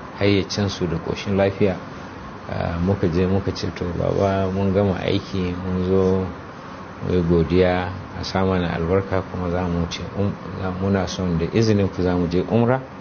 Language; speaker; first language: Hausa; native; Hausa